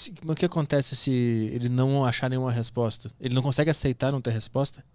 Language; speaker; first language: Portuguese; native; Portuguese